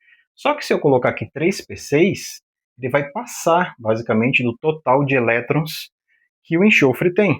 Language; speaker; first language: Portuguese; native; Portuguese